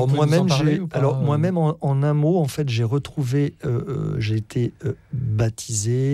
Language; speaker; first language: French; native; French